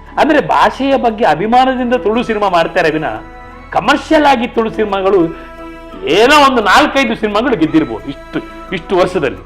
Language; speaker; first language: Kannada; non-native, local second language; Tulu